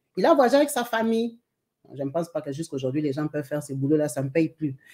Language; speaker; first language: French; non-native, local second language; Lingala